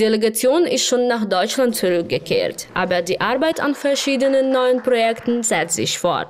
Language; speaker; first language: German; non-native, fluent; Ukrainian